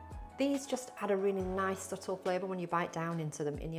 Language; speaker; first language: English; native; English